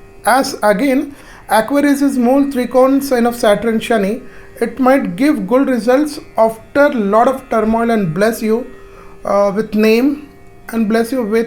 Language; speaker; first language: English; non-native, local second language; Hindi